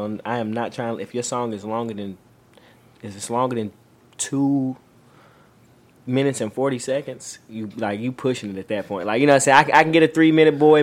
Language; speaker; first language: English; native; English